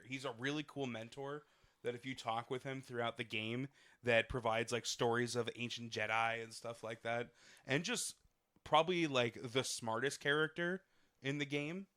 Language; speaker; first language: English; native; English